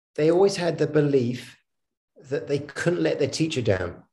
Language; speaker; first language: English; native; English